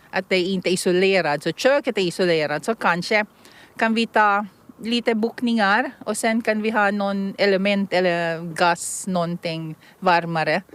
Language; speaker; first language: Swedish; non-native, fluent; Filipino